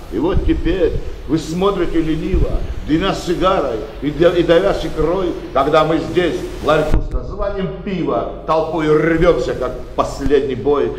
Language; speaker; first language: Russian; native; Russian